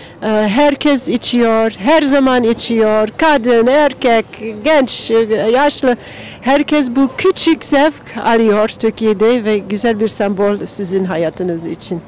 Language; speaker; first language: Turkish; non-native, learner; English